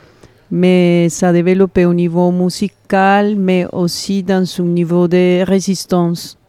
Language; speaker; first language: French; non-native, fluent; Spanish